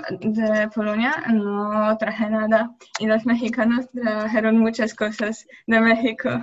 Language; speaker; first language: Spanish; non-native, learner; Polish